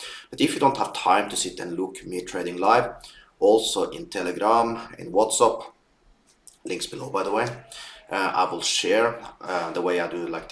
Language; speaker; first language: English; non-native, fluent; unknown